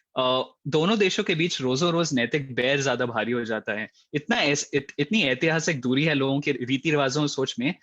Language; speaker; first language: Hindi; native; Hindi